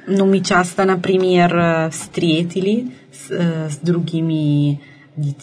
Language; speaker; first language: Russian; non-native, fluent; Italian